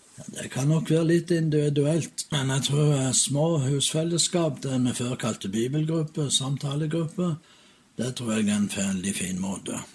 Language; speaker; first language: Norwegian; native; Norwegian